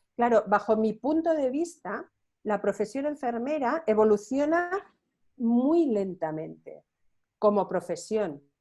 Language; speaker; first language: Spanish; non-native, local second language; Catalan